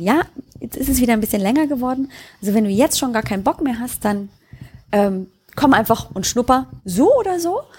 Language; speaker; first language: German; native; German